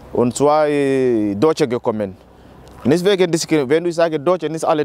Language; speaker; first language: German; non-native, learner; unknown